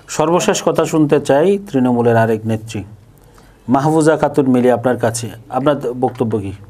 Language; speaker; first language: Bangla; native; Bangla